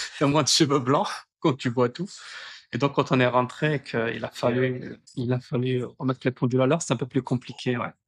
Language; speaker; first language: French; early bilingual, other home language; Tachelhit